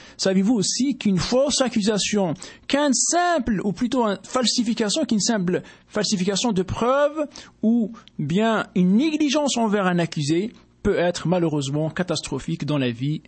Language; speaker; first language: French; native; French